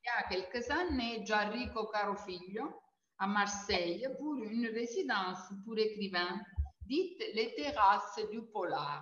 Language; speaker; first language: French; non-native, fluent; Italian